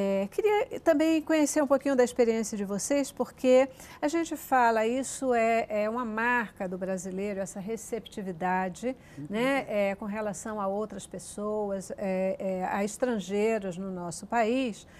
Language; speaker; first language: Portuguese; native; Portuguese